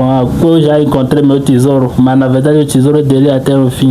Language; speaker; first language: Portuguese; non-native, fluent; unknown